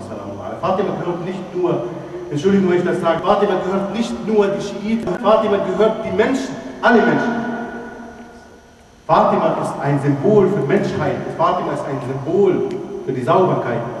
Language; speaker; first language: German; non-native, fluent; Arabic